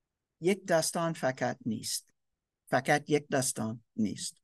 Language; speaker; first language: Persian; non-native, learner; English